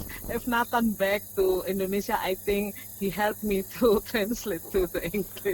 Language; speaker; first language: English; non-native, learner; Indonesian